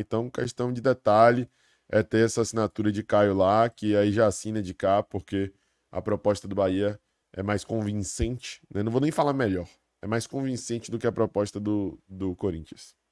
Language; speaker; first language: Portuguese; native; Portuguese